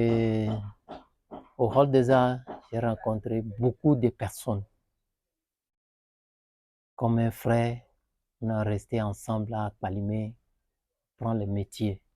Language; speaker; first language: French; non-native, learner; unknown